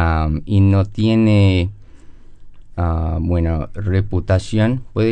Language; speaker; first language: Spanish; non-native, learner; English